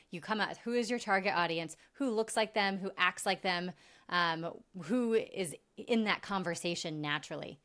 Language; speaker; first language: English; native; English